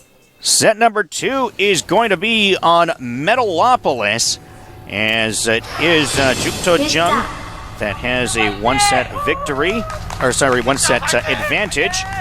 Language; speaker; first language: English; native; English